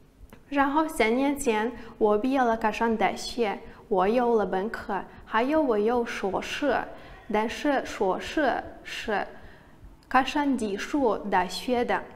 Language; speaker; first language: Chinese; non-native, learner; Russian